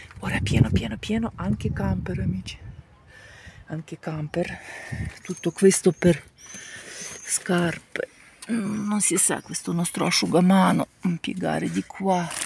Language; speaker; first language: Italian; non-native, learner; Ukrainian